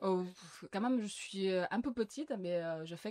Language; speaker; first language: French; non-native, learner; Chinese